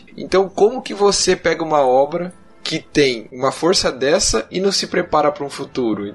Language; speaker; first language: Portuguese; native; Portuguese